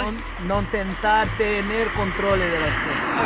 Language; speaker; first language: Spanish; early bilingual, heritage; Spanish